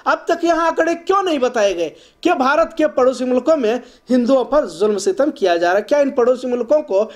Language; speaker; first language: Hindi; non-native, local second language; Urdu